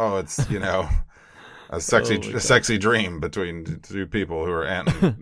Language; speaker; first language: English; native; English